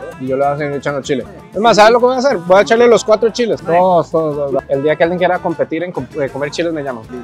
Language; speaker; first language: Spanish; native; Spanish